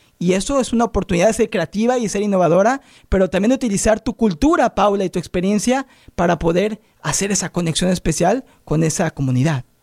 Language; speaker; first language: Spanish; native; Spanish